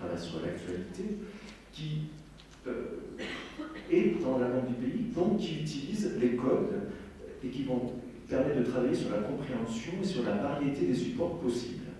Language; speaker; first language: French; native; French